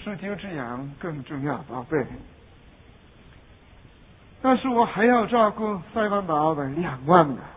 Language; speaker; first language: Chinese; non-native, fluent; Korean